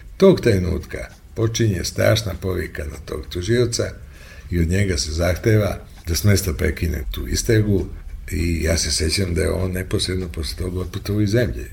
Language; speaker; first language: Serbian; native; Serbian